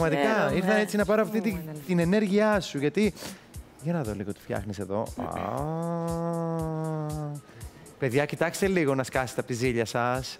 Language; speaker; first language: Greek; native; Greek